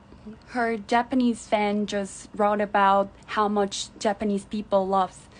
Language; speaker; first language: English; non-native, fluent; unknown